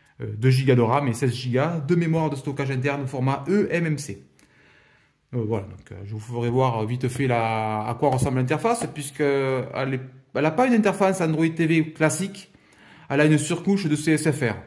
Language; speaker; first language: French; native; French